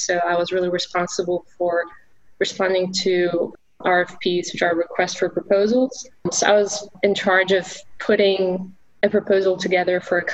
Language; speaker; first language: English; non-native, fluent; Polish